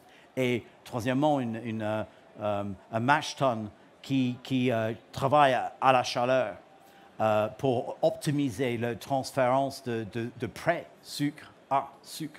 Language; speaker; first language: French; non-native, learner; English